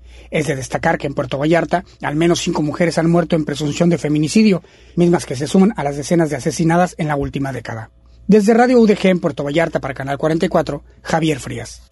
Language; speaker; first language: Spanish; native; Spanish